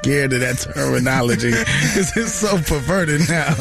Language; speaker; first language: English; native; English